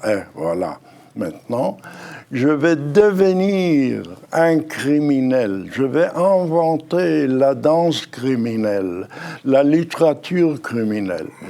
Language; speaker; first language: French; non-native, fluent; Hebrew